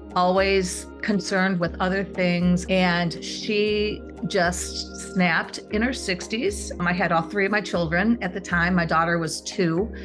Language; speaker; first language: English; native; English